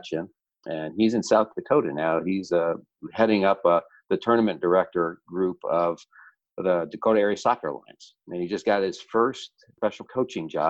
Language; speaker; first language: English; native; English